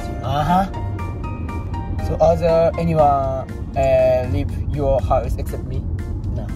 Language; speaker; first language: English; non-native, learner; Japanese